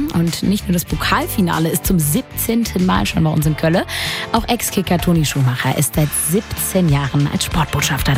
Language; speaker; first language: German; native; German